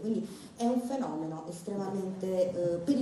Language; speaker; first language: Italian; native; Italian